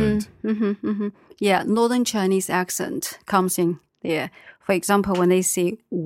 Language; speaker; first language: English; non-native, fluent; Chinese